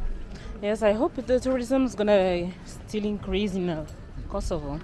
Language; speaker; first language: English; non-native, learner; French